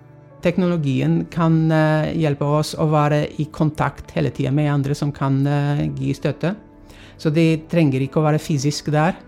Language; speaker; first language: Norwegian; non-native, fluent; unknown